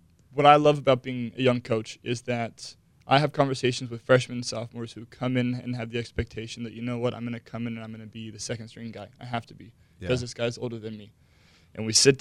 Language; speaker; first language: English; native; English